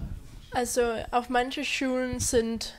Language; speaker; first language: German; non-native, fluent; Danish